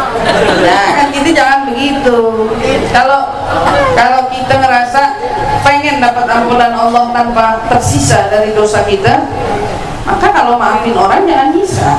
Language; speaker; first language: Indonesian; native; Indonesian